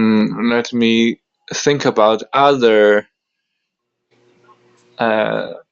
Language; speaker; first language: English; non-native, learner; Chinese